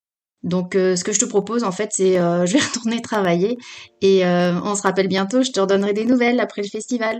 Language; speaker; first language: French; native; French